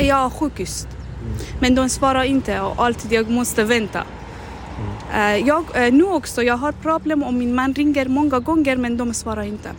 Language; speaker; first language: Swedish; non-native, learner; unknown